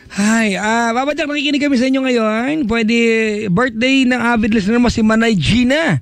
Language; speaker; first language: Filipino; native; Filipino